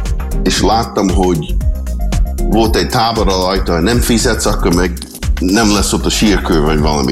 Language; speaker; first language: Hungarian; early bilingual, heritage; English